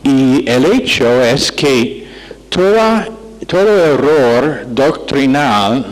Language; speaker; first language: Spanish; non-native, fluent; English